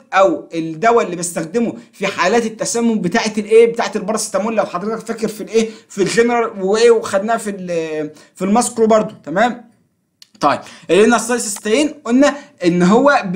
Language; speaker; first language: Arabic; native; Arabic